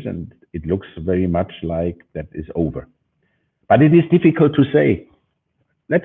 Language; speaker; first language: English; non-native, fluent; German